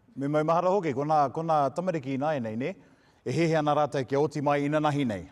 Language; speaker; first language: Māori; non-native, local second language; English